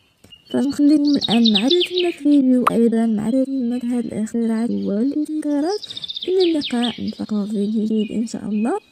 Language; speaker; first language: Arabic; native; Arabic